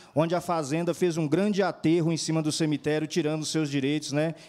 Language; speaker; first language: Portuguese; native; Portuguese